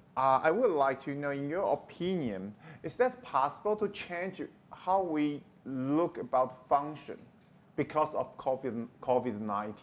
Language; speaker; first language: English; non-native, learner; Chinese